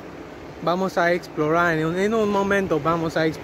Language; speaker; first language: Spanish; non-native, learner; English